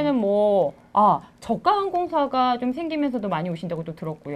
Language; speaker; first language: Korean; native; Korean